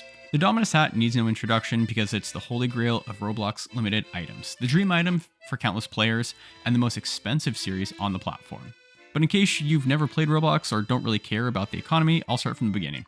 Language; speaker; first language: English; native; English